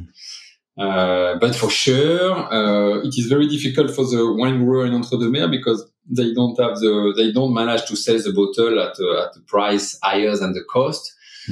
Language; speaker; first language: English; non-native, fluent; French